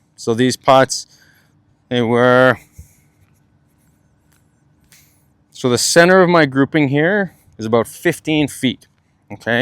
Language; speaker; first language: English; native; English